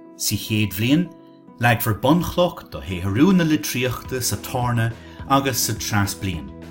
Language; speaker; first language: Irish; native; Irish